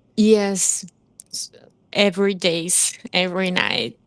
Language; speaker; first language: English; non-native, learner; Portuguese